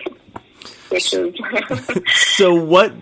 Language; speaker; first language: English; native; English